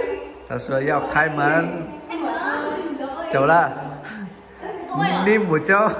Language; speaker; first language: Chinese; non-native, fluent; Vietnamese